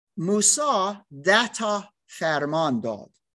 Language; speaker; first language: Persian; non-native, learner; English